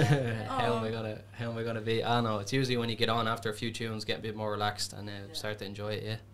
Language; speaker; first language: English; native; English